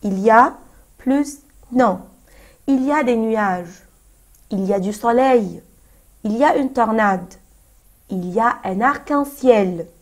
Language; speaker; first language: French; non-native, fluent; Arabic